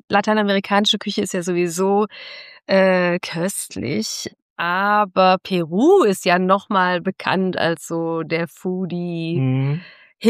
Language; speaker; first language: German; native; German